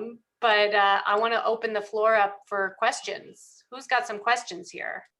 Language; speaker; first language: English; native; English